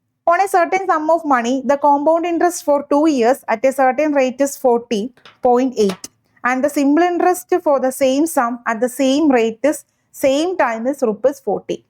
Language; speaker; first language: English; non-native, local second language; Malayalam